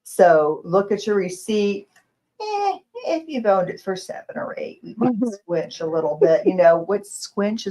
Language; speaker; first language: English; native; English